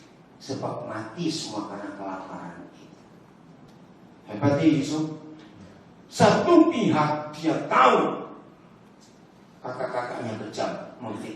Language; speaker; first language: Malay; non-native, local second language; Javanese